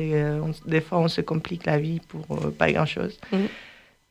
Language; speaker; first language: French; non-native, fluent; Spanish